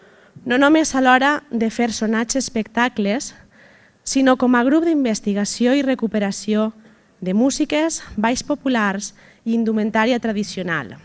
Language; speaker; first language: Catalan; native; Catalan